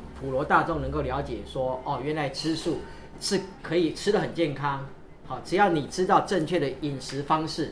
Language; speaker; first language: Chinese; native; Chinese